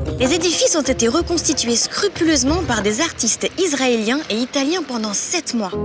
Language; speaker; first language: French; native; French